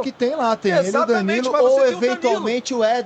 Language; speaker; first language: Portuguese; native; Portuguese